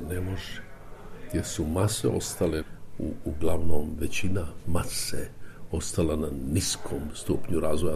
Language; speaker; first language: Croatian; native; Croatian